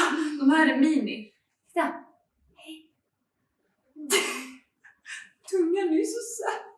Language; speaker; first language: Swedish; native; Swedish